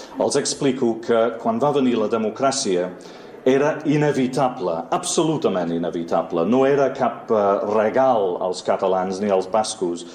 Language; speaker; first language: Catalan; non-native, fluent; English